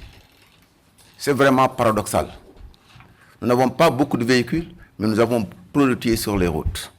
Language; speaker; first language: French; non-native, local second language; Wolof